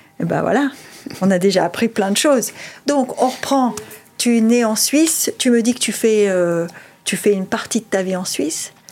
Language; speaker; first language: French; native; French